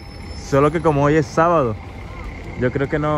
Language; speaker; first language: Spanish; native; Spanish